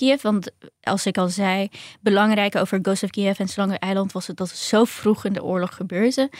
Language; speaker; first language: Dutch; early bilingual, other home language; Ukrainian